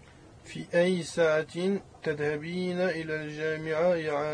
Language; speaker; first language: Arabic; non-native, learner; French